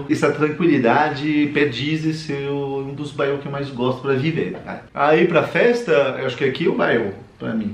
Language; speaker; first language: Portuguese; non-native, fluent; French